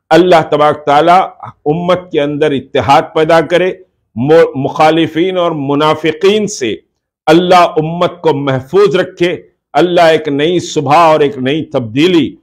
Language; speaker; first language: Hindi; non-native, local second language; Urdu